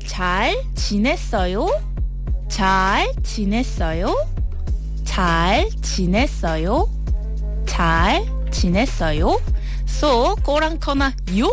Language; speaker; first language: Korean; non-native, learner; Malay